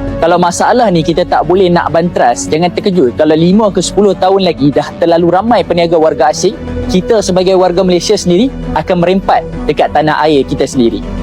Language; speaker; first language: Malay; native; Malay